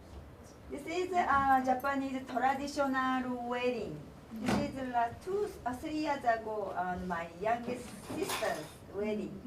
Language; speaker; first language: English; non-native, learner; Japanese